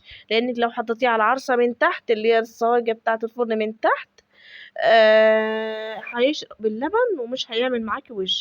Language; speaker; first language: Arabic; native; Arabic